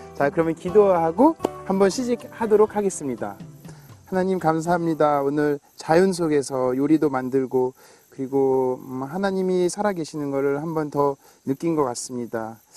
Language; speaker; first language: Korean; non-native, fluent; English